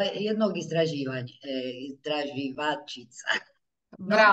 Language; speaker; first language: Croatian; early bilingual, heritage; Croatian